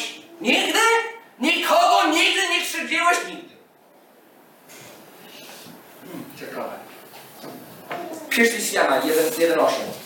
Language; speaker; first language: Polish; non-native, fluent; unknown